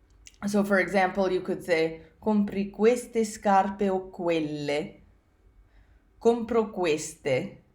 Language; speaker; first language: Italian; non-native, fluent; English